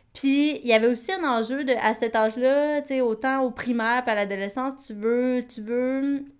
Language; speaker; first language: French; native; French